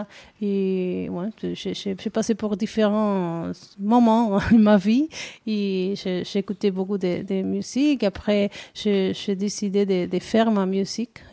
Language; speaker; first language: French; non-native, learner; Spanish